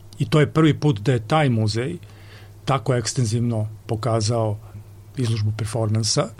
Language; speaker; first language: Serbian; native; Serbian